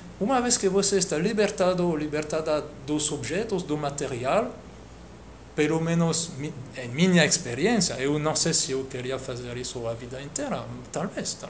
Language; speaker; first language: Portuguese; non-native, fluent; French